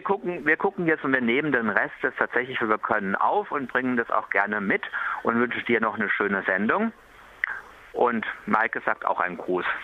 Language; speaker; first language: German; native; German